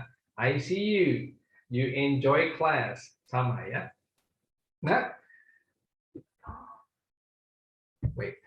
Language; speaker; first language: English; non-native, fluent; Indonesian